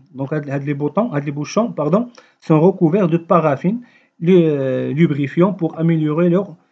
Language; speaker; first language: French; non-native, local second language; Arabic